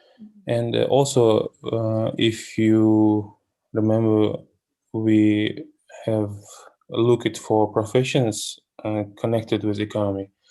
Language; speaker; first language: English; non-native, learner; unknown